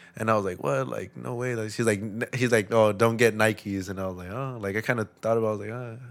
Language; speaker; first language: English; native; English